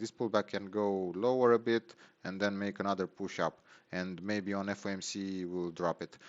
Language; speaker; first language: English; non-native, fluent; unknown